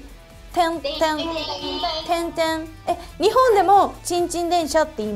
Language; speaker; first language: Japanese; native; Japanese